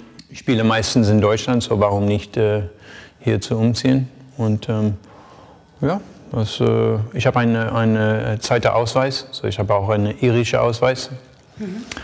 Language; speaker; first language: German; non-native, fluent; English